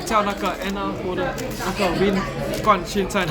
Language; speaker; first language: Chinese; non-native, learner; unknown